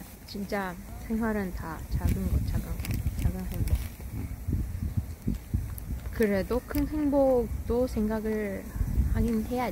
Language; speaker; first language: Korean; non-native, fluent; Russian